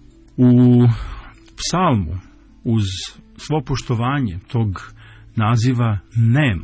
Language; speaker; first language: Serbian; native; Serbian